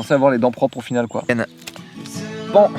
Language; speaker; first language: French; native; French